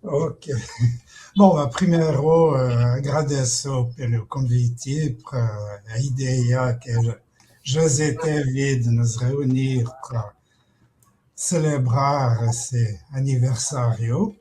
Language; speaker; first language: Portuguese; non-native, fluent; French